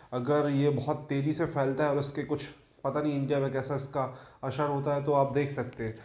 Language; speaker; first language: Hindi; native; Hindi